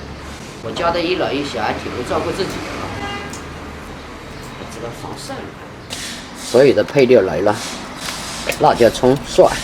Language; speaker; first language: Chinese; native; Chinese